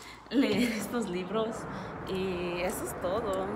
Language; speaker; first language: Spanish; early bilingual, heritage; Spanish